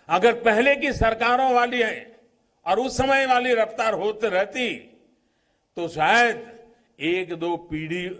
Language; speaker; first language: Hindi; non-native, local second language; Gujarati